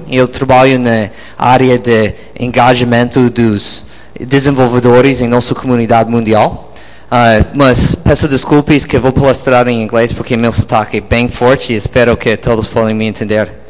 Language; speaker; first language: Portuguese; non-native, fluent; English